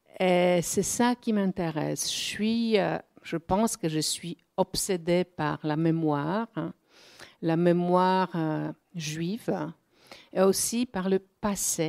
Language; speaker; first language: French; non-native, fluent; Polish